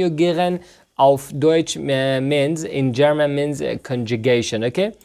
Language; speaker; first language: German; non-native, fluent; Persian